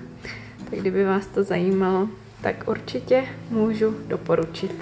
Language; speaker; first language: Czech; native; Czech